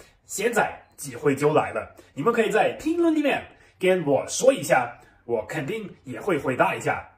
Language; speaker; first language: Chinese; non-native, fluent; German